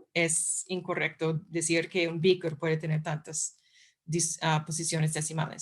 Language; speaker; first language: Spanish; non-native, fluent; English